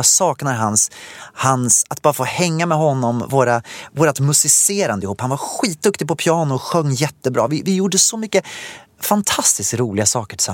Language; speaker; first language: Swedish; native; Swedish